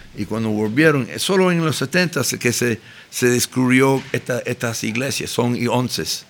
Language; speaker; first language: Spanish; early bilingual, heritage; Spanish